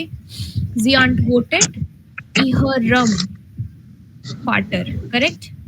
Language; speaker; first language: German; non-native, fluent; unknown